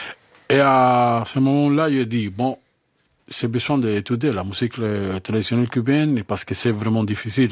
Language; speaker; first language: French; non-native, learner; Spanish